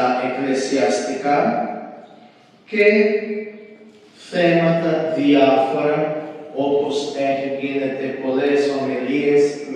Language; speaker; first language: Greek; non-native, fluent; Portuguese